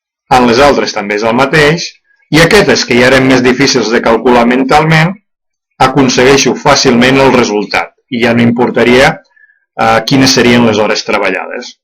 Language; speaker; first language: Catalan; native; Catalan